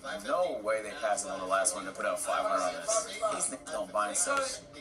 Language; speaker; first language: English; native; English